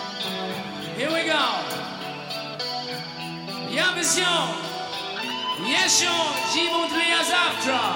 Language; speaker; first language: Russian; non-native, learner; German